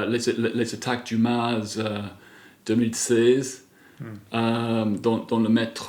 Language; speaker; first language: French; non-native, fluent; English